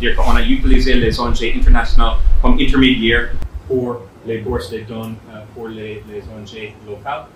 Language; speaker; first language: French; non-native, fluent; English